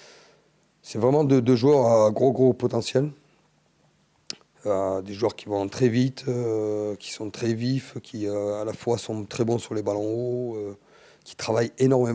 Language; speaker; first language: French; native; French